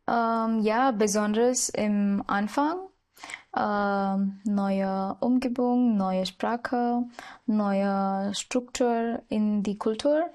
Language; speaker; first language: German; non-native, learner; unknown